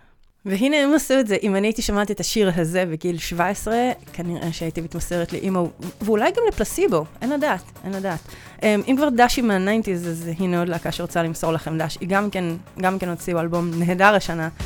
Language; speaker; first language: Hebrew; native; Hebrew